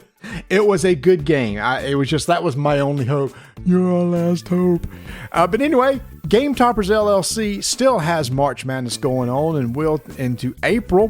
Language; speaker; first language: English; native; English